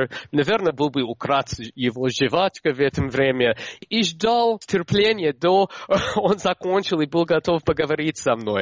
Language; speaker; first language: Russian; non-native, fluent; English